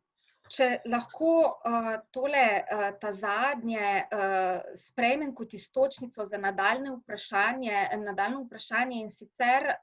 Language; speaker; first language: Slovenian; native; Slovenian